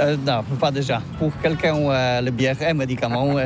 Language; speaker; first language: French; non-native, learner; Polish